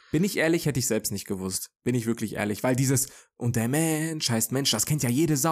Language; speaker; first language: German; native; German